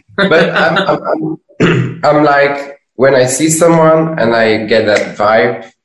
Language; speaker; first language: English; non-native, fluent; Dutch